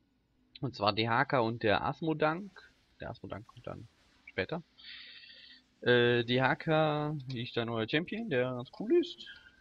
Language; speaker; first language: German; native; German